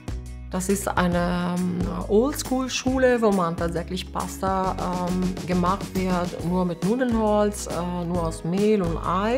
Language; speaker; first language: German; non-native, fluent; Italian